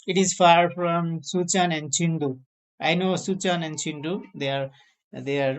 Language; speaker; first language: English; non-native, learner; Nepali